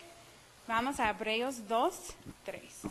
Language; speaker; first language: Spanish; non-native, fluent; English